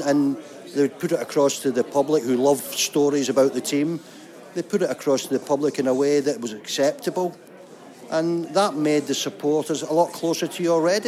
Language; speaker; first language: English; native; English